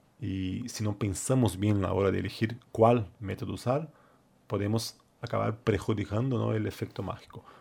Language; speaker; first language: Spanish; non-native, fluent; Portuguese